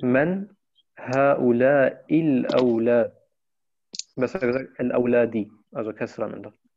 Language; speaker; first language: Arabic; non-native, fluent; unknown